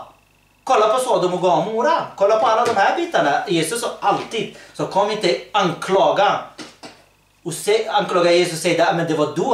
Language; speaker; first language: Swedish; early bilingual, other home language; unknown